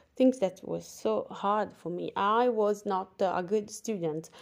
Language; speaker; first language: English; non-native, fluent; Italian